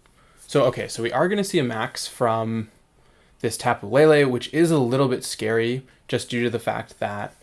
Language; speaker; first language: English; native; English